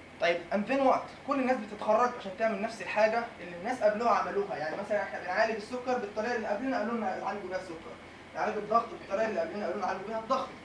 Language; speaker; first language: Arabic; native; Arabic